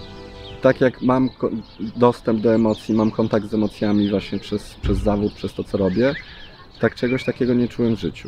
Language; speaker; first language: Polish; native; Polish